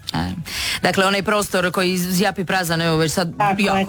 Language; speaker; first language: Serbian; native; Serbian